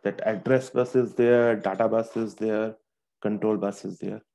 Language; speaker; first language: English; non-native, local second language; Punjabi